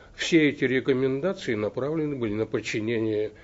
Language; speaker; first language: Russian; native; Russian